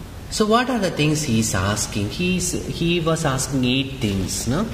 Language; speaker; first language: English; non-native, local second language; Malayalam